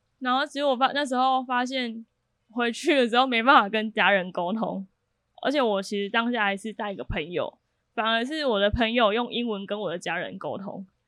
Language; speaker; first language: Chinese; native; Chinese